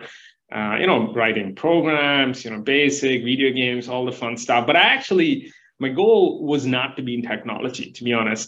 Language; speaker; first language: English; non-native, local second language; Telugu